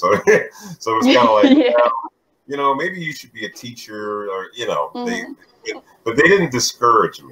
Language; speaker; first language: English; native; English